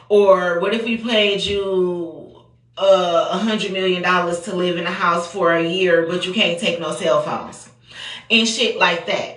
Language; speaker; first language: English; native; English